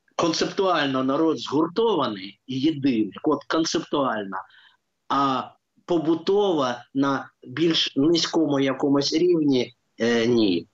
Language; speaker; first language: Ukrainian; non-native, local second language; Russian